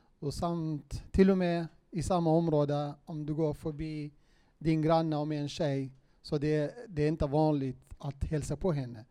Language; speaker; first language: Swedish; non-native, fluent; Kurdish